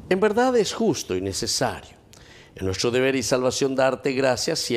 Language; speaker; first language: Spanish; native; Spanish